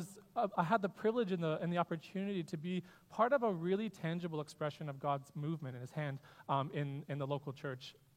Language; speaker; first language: English; native; English